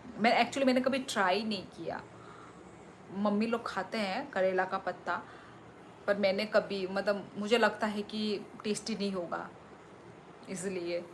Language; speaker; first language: Hindi; non-native, local second language; Kok Borok